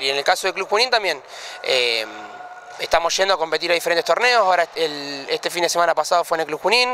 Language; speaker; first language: Spanish; native; Spanish